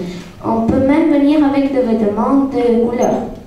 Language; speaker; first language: French; non-native, learner; Spanish